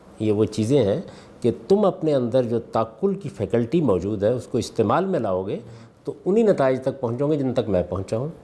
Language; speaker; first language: Urdu; non-native, local second language; Punjabi